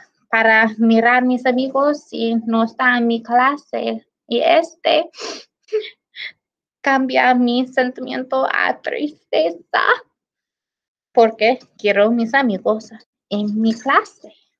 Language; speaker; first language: Spanish; non-native, learner; English